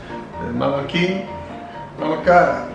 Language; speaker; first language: Spanish; non-native, learner; English